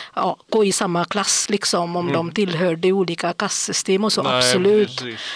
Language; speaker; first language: Swedish; non-native, fluent; English